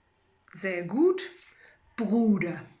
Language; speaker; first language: German; non-native, fluent; English